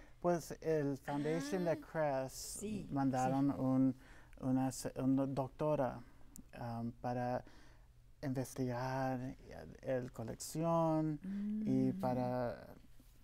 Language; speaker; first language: Spanish; non-native, local second language; English